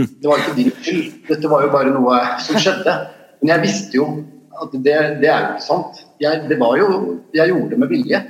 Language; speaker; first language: Norwegian; native; Norwegian